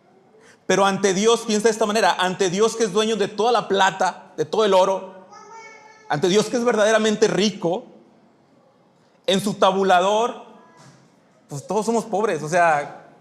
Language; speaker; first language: Spanish; native; Spanish